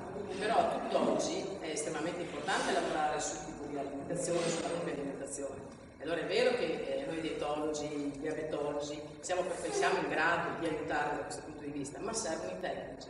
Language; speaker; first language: Italian; native; Italian